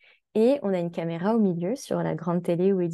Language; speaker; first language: French; native; French